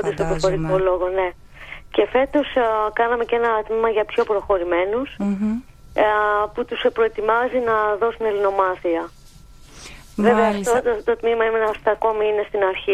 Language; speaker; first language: Greek; native; Greek